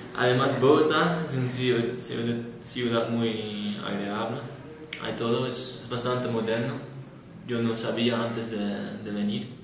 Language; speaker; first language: Spanish; non-native, learner; Dutch